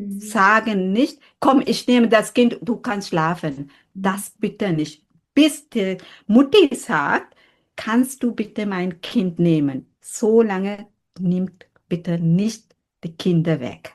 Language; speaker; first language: German; non-native, fluent; Sinhala